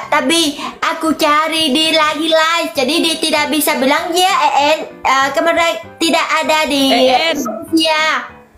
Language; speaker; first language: Indonesian; non-native, learner; Vietnamese